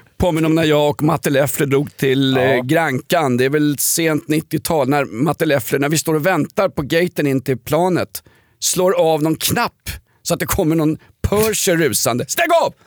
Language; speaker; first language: Swedish; native; Swedish